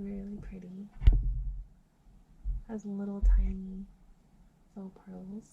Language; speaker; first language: English; native; English